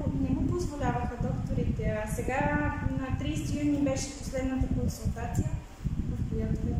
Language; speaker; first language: Bulgarian; native; Bulgarian